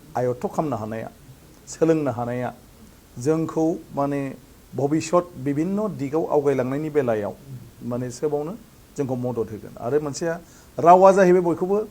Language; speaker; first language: Bodo; native; Bodo